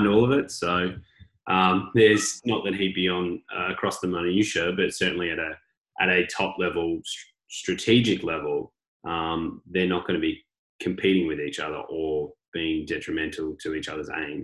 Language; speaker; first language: English; native; English